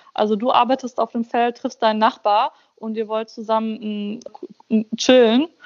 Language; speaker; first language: German; early bilingual, other home language; Persian